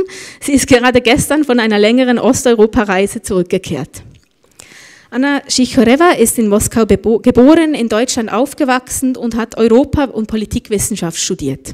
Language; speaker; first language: German; native; German